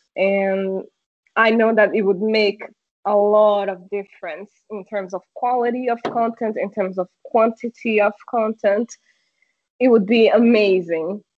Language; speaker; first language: English; non-native, fluent; Portuguese